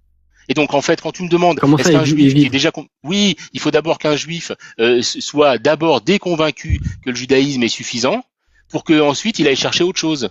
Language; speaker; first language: French; native; French